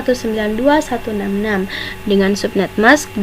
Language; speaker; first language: Indonesian; native; Indonesian